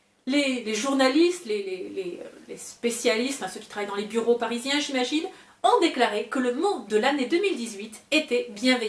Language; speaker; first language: French; native; French